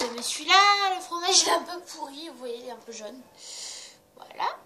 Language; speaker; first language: French; native; French